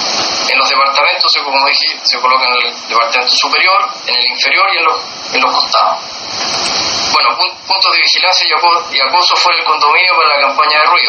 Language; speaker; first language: Spanish; native; Spanish